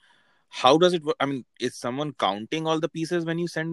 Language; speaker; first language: English; non-native, local second language; Hindi